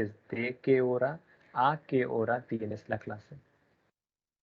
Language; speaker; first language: Spanish; non-native, learner; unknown